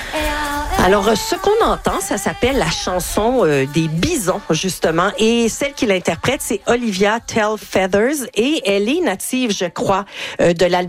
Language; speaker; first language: French; native; French